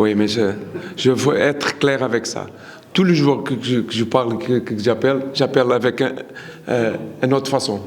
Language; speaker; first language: French; non-native, learner; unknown